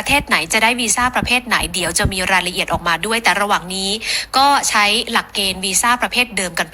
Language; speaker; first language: Thai; native; Thai